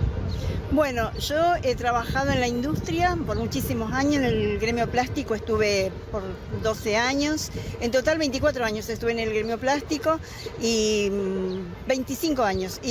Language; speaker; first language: Spanish; native; Spanish